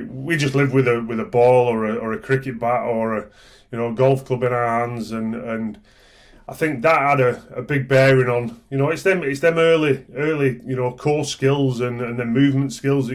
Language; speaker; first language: English; native; English